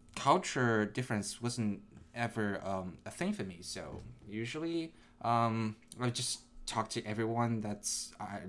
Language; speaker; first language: English; non-native, fluent; Chinese